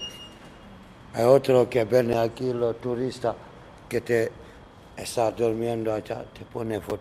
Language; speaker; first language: Spanish; non-native, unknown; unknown